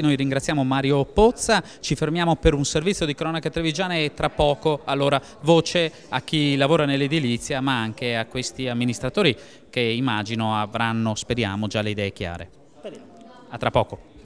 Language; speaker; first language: Italian; native; Italian